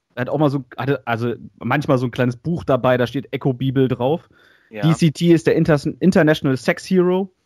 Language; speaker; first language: German; native; German